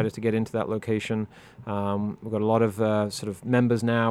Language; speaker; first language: English; non-native, local second language; French